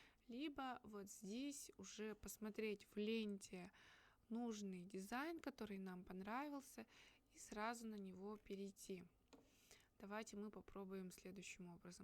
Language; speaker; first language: Russian; native; Russian